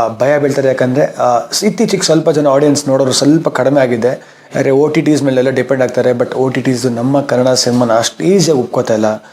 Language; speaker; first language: Kannada; native; Kannada